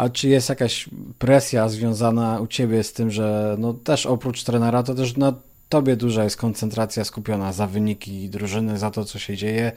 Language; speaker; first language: Polish; native; Polish